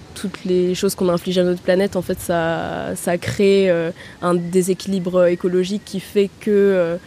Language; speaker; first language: French; early bilingual, heritage; German